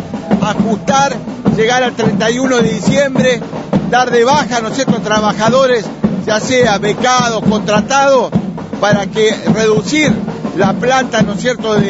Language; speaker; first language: Spanish; native; Spanish